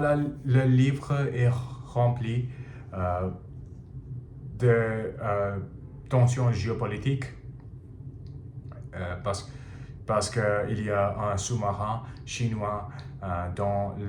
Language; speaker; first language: French; non-native, learner; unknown